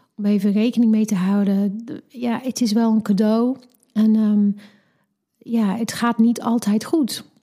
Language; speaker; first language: Dutch; non-native, fluent; English